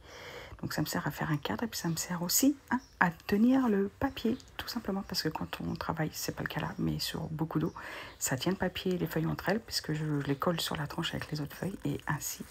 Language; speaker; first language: French; native; French